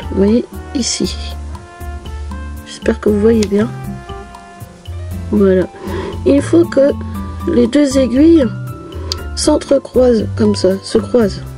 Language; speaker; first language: French; native; French